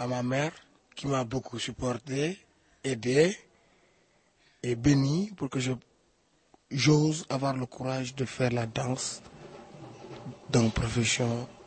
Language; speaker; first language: French; non-native, local second language; Wolof